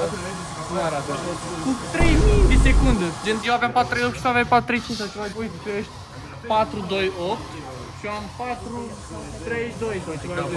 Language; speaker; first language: Romanian; native; Romanian